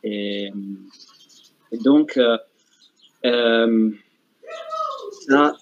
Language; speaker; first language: French; non-native, fluent; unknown